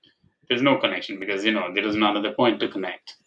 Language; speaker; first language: English; non-native, fluent; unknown